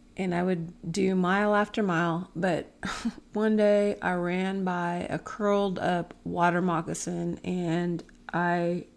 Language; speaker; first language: English; native; English